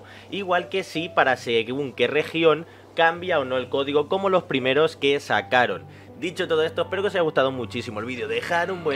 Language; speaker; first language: Spanish; native; Spanish